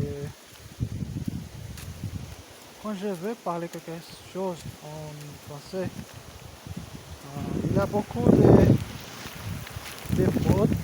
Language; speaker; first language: French; non-native, learner; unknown